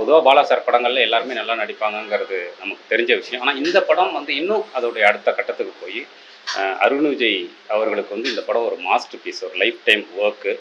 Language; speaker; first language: Tamil; native; Tamil